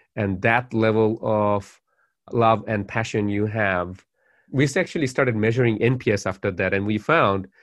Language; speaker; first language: English; non-native, local second language; Bangla